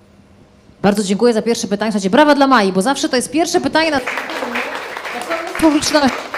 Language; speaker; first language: Polish; native; Polish